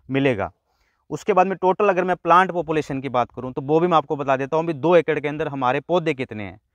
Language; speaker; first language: Hindi; non-native, local second language; Punjabi